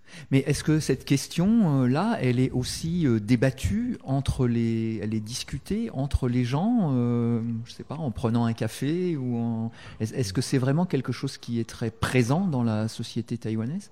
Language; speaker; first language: French; native; French